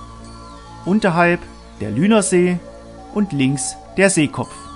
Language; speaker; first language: German; native; German